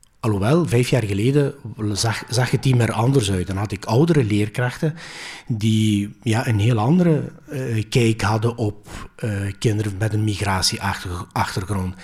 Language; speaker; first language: Dutch; early bilingual, other home language; Greek